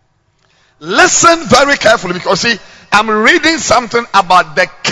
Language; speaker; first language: English; non-native, local second language; Akan